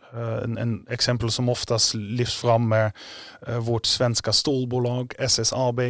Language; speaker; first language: Swedish; non-native, fluent; Dutch